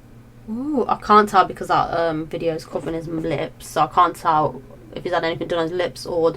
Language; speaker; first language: English; native; English